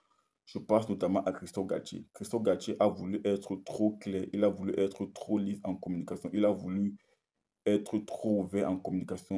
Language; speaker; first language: French; native; French